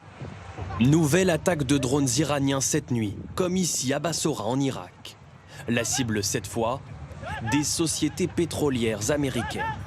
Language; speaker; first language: French; native; French